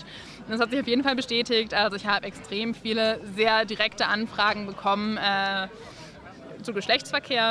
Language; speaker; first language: German; native; German